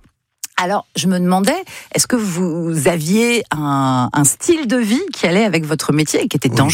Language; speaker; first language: French; native; French